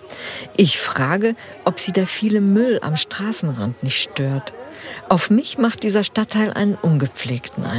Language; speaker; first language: German; early bilingual, heritage; German